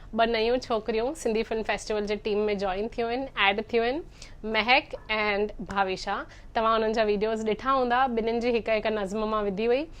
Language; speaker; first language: Sindhi; early bilingual, heritage; Sindhi